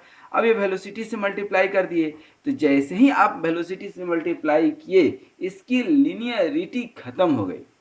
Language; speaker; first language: Hindi; native; Hindi